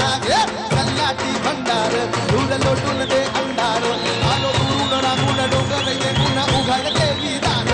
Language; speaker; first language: Marathi; non-native, local second language; Hindi